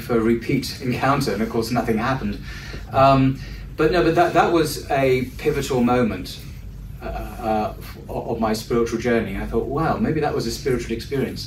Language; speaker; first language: English; native; English